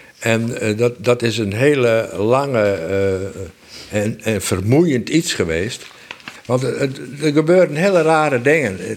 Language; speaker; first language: Dutch; non-native, local second language; Western Frisian